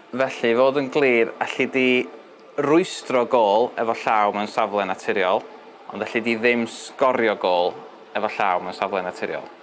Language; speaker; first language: Welsh; native; Welsh